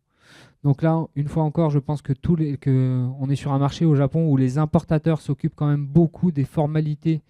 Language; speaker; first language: French; native; French